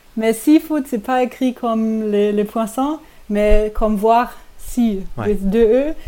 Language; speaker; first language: French; non-native, learner; German